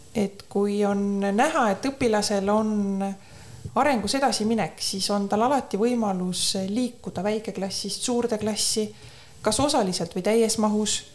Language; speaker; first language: Estonian; native; Estonian